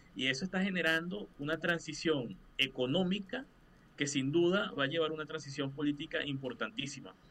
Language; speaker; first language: Spanish; native; Spanish